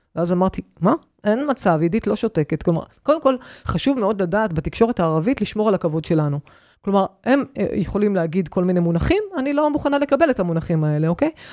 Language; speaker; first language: Hebrew; native; Hebrew